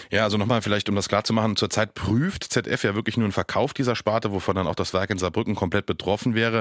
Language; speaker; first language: German; native; German